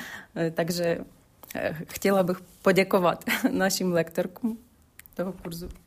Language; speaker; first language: Czech; non-native, learner; Ukrainian